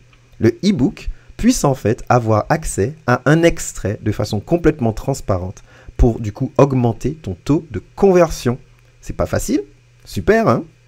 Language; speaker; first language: French; native; French